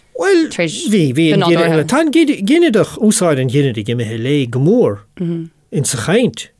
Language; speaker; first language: Irish; non-native, local second language; English